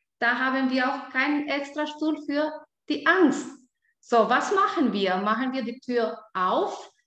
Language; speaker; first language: German; non-native, fluent; Albanian